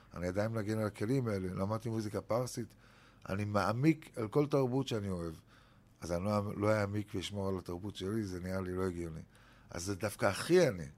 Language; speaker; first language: Hebrew; native; Hebrew